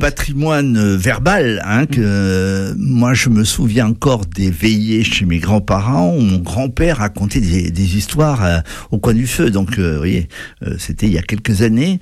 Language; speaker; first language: French; native; French